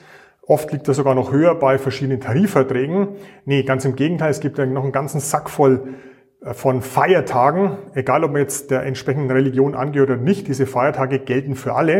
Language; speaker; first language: German; native; German